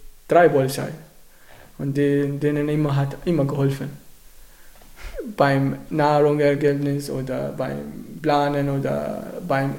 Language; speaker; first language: German; non-native, learner; Arabic